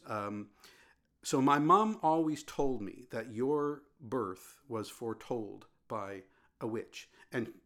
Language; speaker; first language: English; native; English